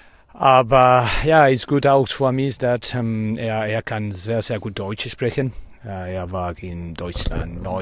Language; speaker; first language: German; non-native, learner; Spanish